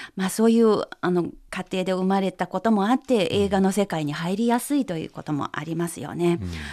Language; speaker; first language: Japanese; non-native, fluent; Chinese